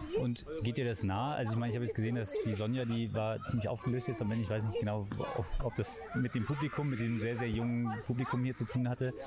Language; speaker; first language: German; native; German